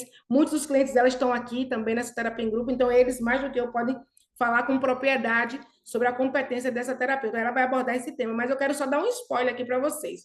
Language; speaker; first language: Portuguese; native; Portuguese